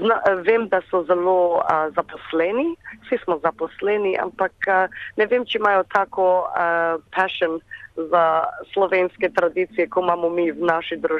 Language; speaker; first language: Slovenian; early bilingual, heritage; Slovenian